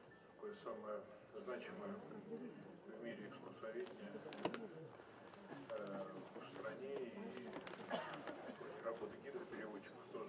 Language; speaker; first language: Russian; native; Russian